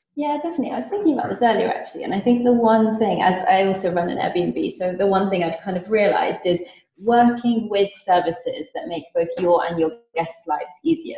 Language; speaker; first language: English; native; English